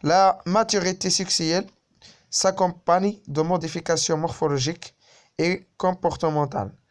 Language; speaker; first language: French; non-native, local second language; Arabic